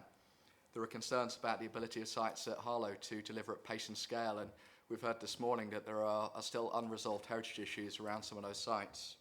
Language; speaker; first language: English; native; English